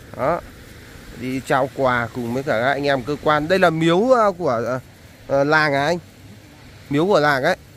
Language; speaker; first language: Vietnamese; native; Vietnamese